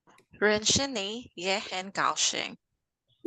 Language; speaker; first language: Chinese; non-native, learner; Filipino